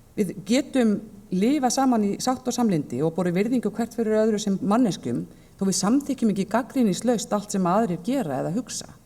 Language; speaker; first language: Icelandic; native; Icelandic